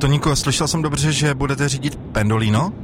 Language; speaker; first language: Czech; native; Czech